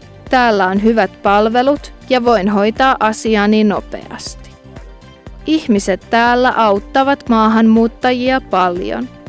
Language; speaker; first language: Finnish; non-native, fluent; Arabic